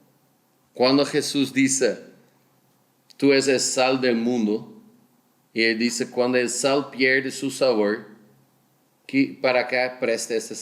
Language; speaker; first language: Spanish; non-native, fluent; Portuguese